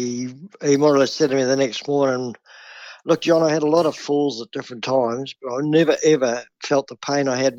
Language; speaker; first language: English; native; English